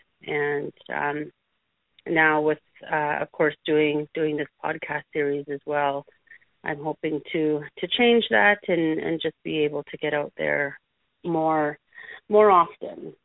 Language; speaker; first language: English; native; English